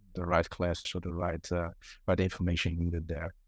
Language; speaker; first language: English; non-native, fluent; Dutch